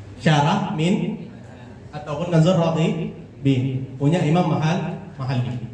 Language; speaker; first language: Indonesian; non-native, local second language; Achinese